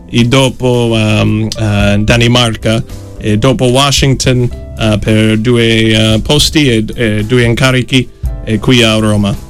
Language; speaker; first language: Italian; non-native, fluent; English